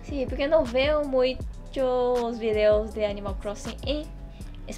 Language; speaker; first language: Spanish; non-native, fluent; Portuguese